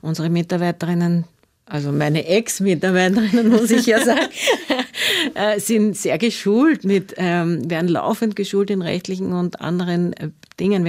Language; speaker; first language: German; native; German